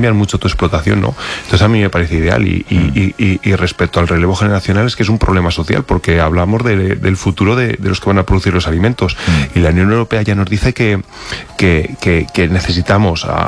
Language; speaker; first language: Spanish; native; Spanish